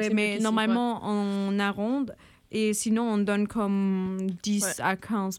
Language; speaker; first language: French; non-native, fluent; German